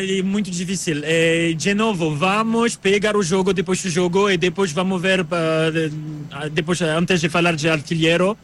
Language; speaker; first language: Portuguese; non-native, learner; French